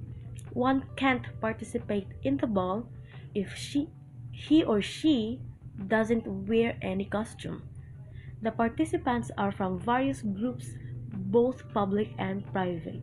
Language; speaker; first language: English; non-native, local second language; Cebuano